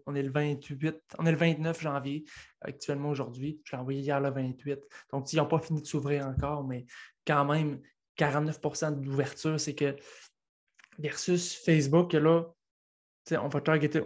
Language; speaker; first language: French; native; French